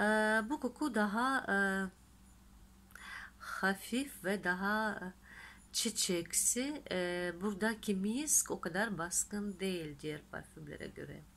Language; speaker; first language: Turkish; non-native, fluent; Russian